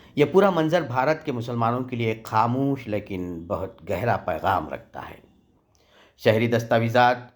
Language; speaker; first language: Urdu; native; Urdu